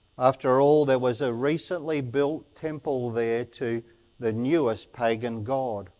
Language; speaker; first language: English; native; English